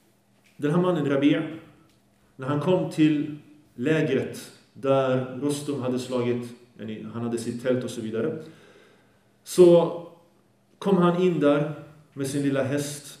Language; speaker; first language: Swedish; early bilingual, other home language; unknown